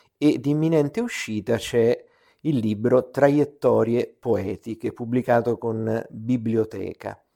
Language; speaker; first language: Italian; native; Italian